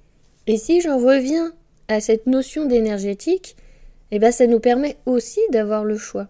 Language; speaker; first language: French; native; French